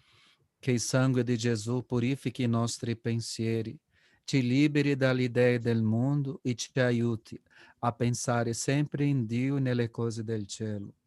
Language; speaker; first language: Italian; non-native, fluent; Portuguese